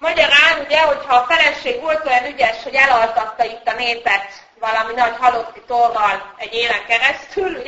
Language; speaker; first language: Hungarian; native; Hungarian